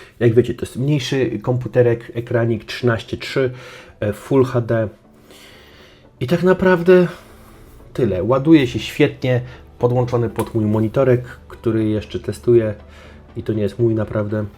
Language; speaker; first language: Polish; native; Polish